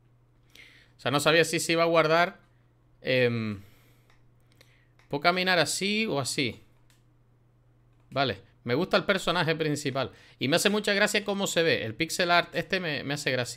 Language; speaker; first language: Spanish; native; Spanish